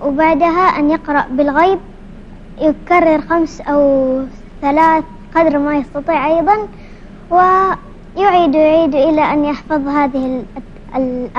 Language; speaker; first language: Arabic; non-native, learner; Indonesian